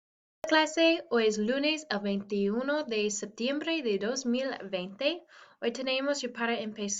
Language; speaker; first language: Spanish; non-native, fluent; English